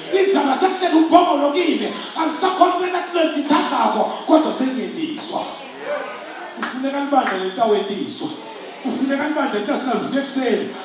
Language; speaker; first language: Zulu; non-native, local second language; Swati